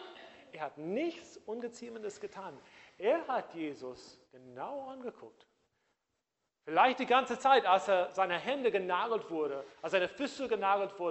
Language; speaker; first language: German; non-native, fluent; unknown